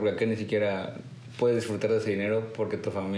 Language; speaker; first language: Spanish; native; Spanish